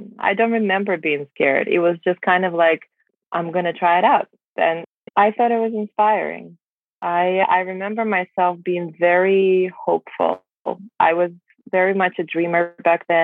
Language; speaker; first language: English; non-native, fluent; Russian